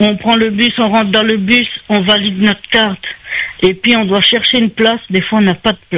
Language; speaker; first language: French; native; French